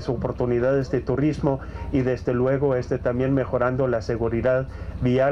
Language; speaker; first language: Spanish; non-native, fluent; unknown